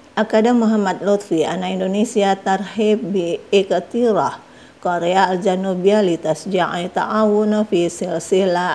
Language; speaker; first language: Arabic; non-native, fluent; Indonesian